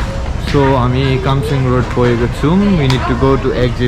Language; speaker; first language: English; non-native, fluent; Nepali